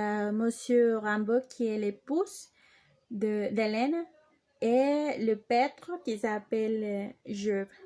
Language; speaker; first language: French; non-native, learner; Spanish